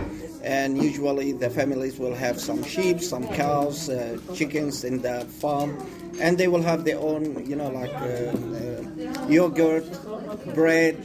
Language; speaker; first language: English; non-native, fluent; Assyrian Neo-Aramaic